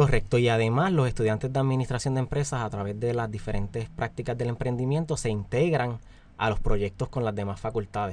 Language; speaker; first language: Spanish; native; Spanish